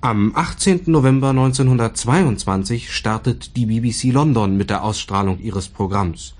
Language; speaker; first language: German; native; German